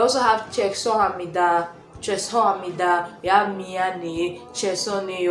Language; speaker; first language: Korean; non-native, learner; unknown